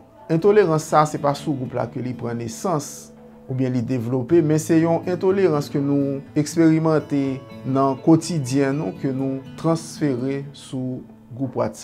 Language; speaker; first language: French; non-native, learner; Haitian Creole